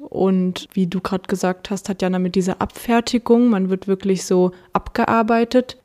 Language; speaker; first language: German; early bilingual, other home language; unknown